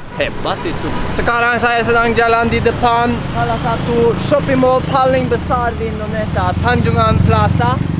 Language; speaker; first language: Indonesian; non-native, fluent; Norwegian